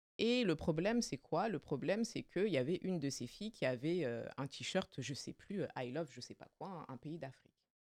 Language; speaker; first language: French; early bilingual, other home language; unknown